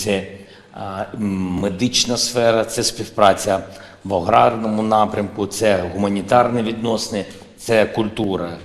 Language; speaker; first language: Ukrainian; non-native, local second language; Russian